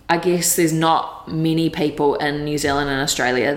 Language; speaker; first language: English; native; English